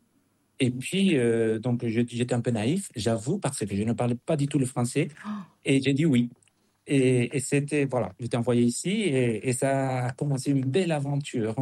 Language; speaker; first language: French; non-native, fluent; Spanish